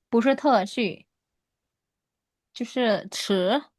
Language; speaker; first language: Chinese; non-native, fluent; Khmer